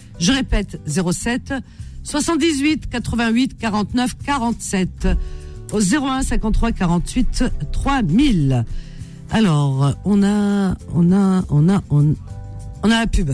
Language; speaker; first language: French; native; French